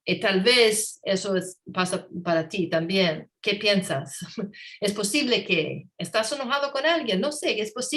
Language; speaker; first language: Spanish; non-native, learner; English